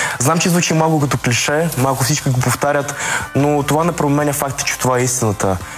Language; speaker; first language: Bulgarian; early bilingual, other home language; Russian